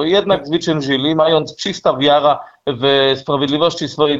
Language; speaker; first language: Polish; non-native, learner; Hebrew